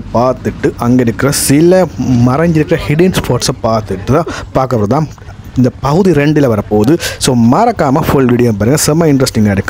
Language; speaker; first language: Tamil; native; Tamil